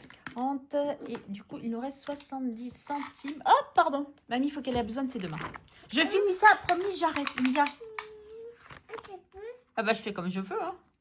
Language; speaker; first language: French; native; French